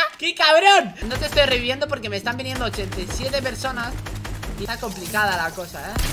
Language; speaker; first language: Spanish; native; Spanish